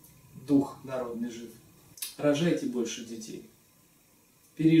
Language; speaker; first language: Russian; native; Russian